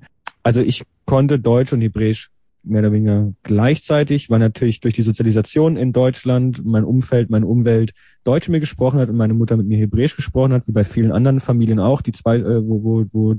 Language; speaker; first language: German; native; German